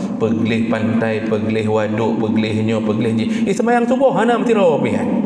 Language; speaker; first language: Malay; non-native, local second language; Achinese